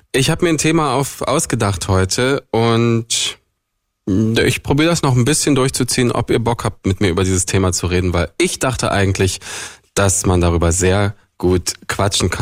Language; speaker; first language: German; native; German